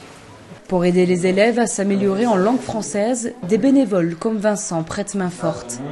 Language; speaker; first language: French; native; French